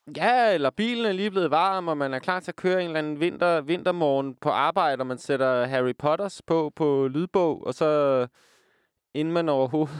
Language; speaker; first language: Danish; native; Danish